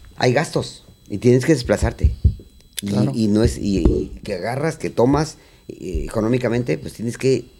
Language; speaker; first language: Spanish; native; Spanish